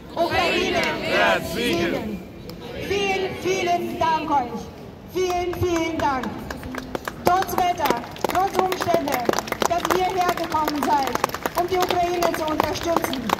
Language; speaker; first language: German; non-native, fluent; Ukrainian